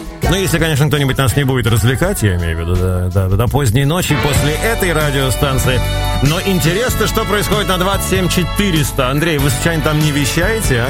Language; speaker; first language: Russian; native; Russian